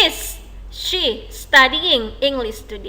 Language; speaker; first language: English; non-native, fluent; Indonesian